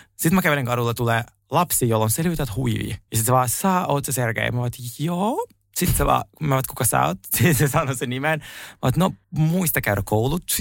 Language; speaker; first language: Finnish; non-native, fluent; Russian